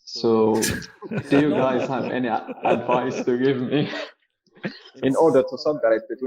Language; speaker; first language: English; non-native, learner; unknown